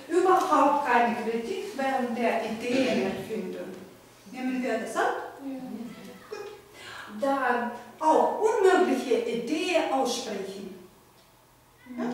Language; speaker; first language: German; non-native, fluent; Ukrainian